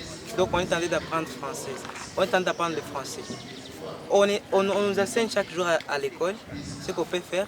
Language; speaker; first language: French; non-native, learner; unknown